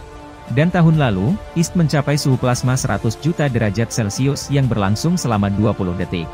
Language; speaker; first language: Indonesian; native; Indonesian